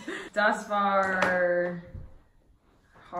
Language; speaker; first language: German; non-native, learner; English